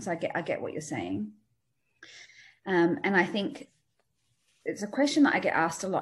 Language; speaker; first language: English; native; English